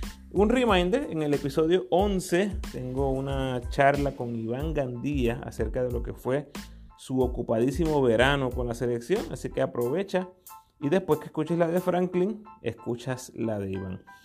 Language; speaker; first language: Spanish; native; Spanish